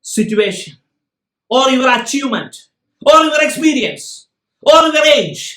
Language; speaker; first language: English; non-native, local second language; Malayalam